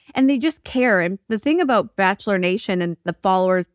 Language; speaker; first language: English; native; English